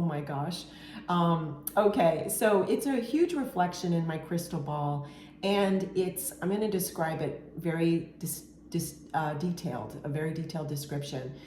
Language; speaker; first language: English; native; English